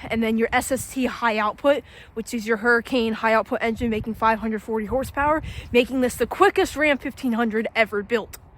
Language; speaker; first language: English; native; English